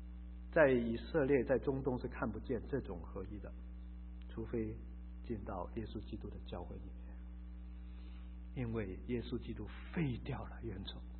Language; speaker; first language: Chinese; native; Chinese